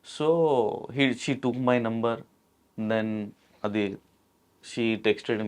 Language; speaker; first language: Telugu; non-native, local second language; Urdu